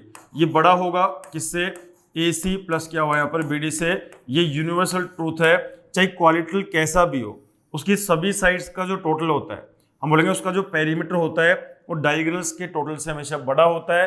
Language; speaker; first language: Hindi; native; Hindi